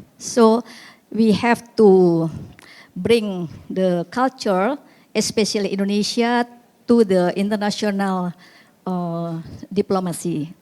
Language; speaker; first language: English; non-native, fluent; Indonesian